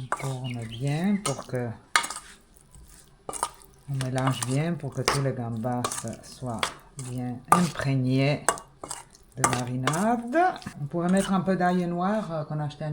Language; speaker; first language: French; non-native, fluent; Italian